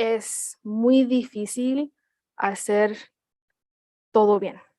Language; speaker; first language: Spanish; early bilingual, heritage; Spanish